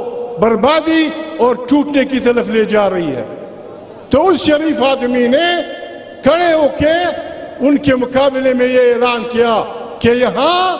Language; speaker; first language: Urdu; non-native, local second language; Pashto